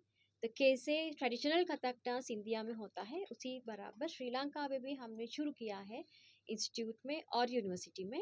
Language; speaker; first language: Hindi; non-native, fluent; Sinhala